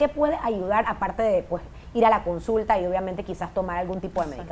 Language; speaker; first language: Spanish; native; Spanish